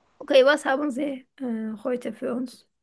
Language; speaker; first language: German; non-native, fluent; Turkish